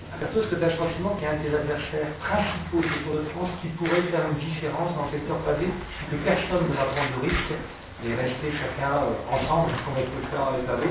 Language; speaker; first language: French; native; French